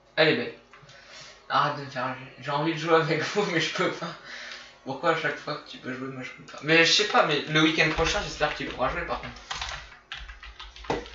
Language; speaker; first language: French; native; French